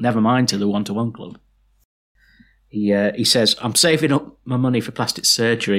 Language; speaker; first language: English; native; English